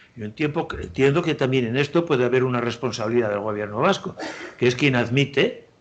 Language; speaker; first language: Spanish; native; Spanish